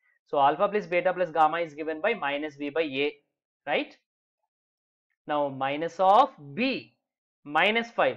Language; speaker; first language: English; non-native, local second language; Telugu